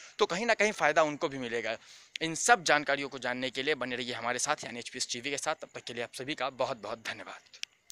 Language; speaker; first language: Hindi; native; Hindi